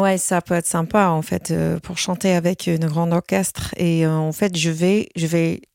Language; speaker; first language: French; non-native, fluent; English